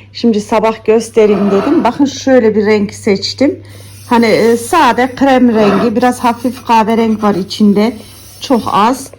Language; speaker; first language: Turkish; early bilingual, heritage; Turkish